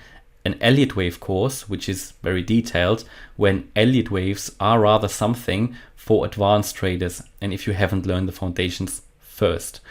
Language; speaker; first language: English; non-native, fluent; German